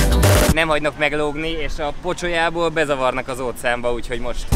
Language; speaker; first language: Hungarian; native; Hungarian